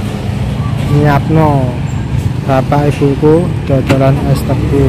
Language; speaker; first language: Indonesian; non-native, local second language; Javanese